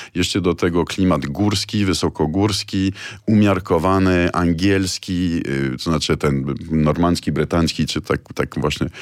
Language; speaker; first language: Polish; non-native, fluent; French